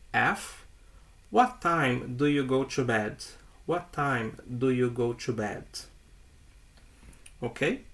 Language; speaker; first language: English; non-native, fluent; Portuguese